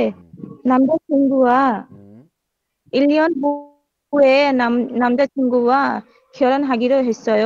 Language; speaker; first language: Korean; non-native, learner; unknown